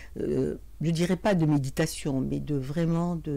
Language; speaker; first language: French; non-native, local second language; Arabic